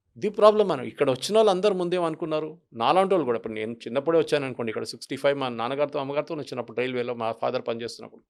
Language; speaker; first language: Telugu; non-native, local second language; Malayalam